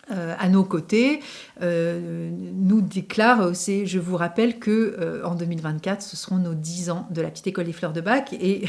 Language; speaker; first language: French; native; French